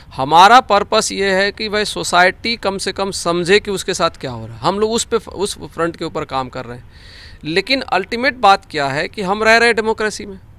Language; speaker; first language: Hindi; native; Hindi